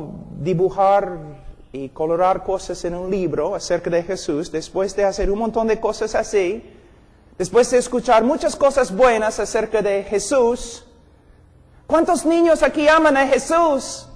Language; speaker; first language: Spanish; non-native, fluent; English